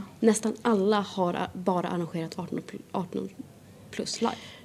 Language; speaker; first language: Swedish; native; Swedish